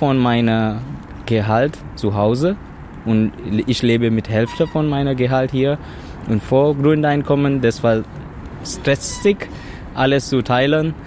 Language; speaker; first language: German; non-native, learner; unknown